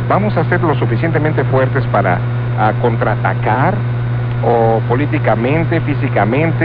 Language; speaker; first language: Spanish; native; Spanish